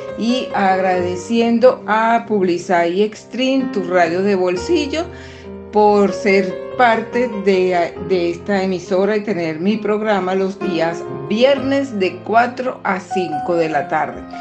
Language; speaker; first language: Spanish; native; Spanish